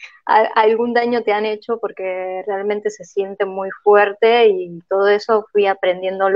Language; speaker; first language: Spanish; native; Spanish